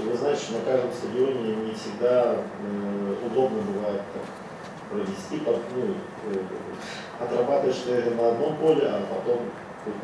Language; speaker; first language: Russian; native; Russian